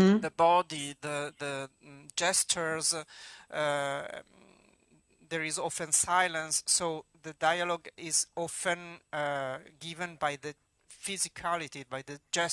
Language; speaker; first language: English; non-native, fluent; Italian